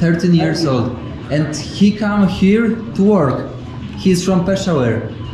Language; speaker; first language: English; non-native, learner; Polish